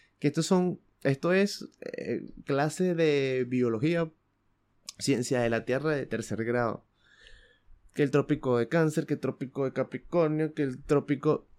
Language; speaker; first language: Spanish; native; Spanish